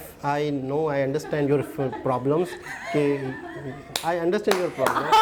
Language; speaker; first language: English; non-native, learner; Urdu